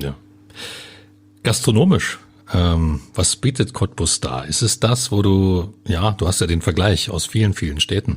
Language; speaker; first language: German; native; German